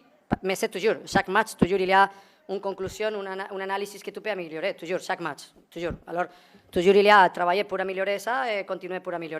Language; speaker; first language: French; non-native, learner; Spanish